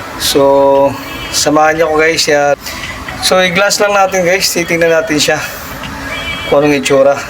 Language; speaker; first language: Filipino; non-native, local second language; Cebuano